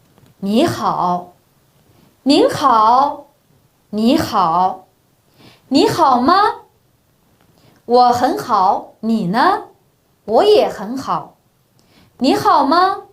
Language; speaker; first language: Chinese; non-native, local second language; Uyghur